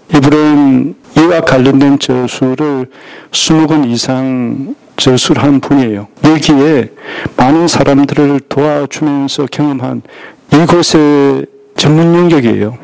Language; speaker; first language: Korean; native; Korean